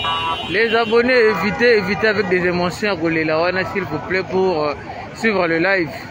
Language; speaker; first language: French; non-native, local second language; Lingala